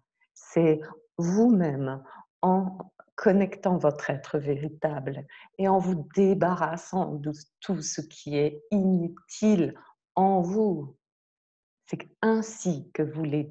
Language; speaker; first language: French; native; French